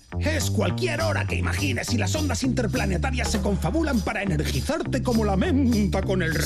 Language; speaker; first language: Spanish; native; Spanish